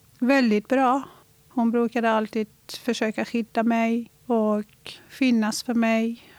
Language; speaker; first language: Swedish; non-native, fluent; Persian